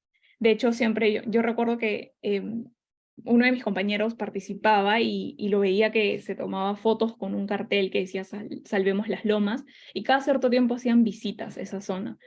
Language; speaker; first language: Spanish; native; Spanish